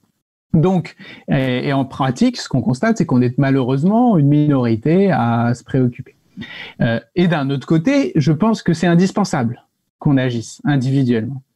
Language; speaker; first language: French; native; French